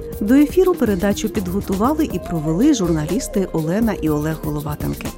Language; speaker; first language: Ukrainian; native; Ukrainian